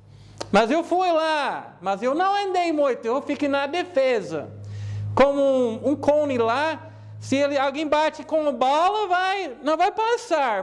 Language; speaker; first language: Portuguese; non-native, fluent; English